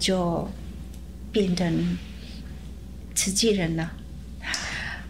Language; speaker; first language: Chinese; early bilingual, heritage; Chinese